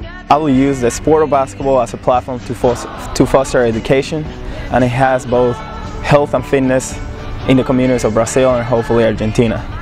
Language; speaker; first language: English; non-native, fluent; Spanish